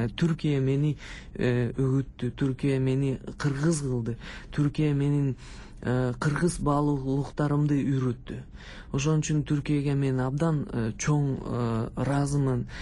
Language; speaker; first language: Kyrgyz; non-native, local second language; Russian